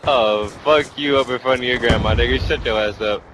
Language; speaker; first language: English; native; English